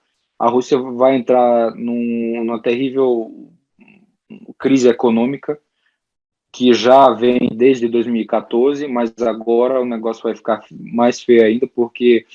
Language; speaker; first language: Portuguese; early bilingual, heritage; Portuguese